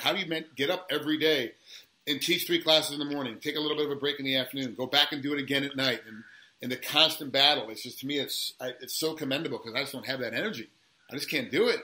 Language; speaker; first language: English; native; English